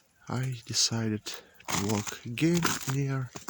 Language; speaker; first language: English; non-native, learner; Ukrainian